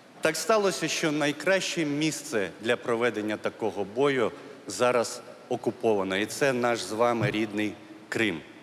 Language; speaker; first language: Ukrainian; non-native, local second language; Crimean Tatar